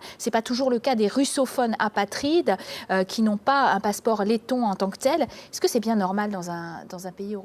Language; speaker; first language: French; native; French